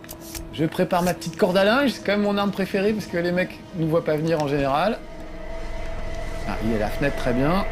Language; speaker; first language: French; native; French